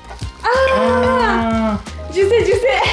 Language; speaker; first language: French; non-native, learner; Japanese